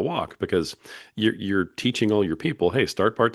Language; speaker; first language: English; native; English